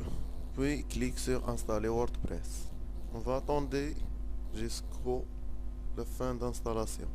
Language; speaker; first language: French; non-native, local second language; Arabic